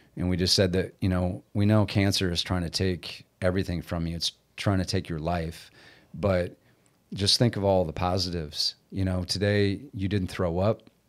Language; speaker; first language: English; native; English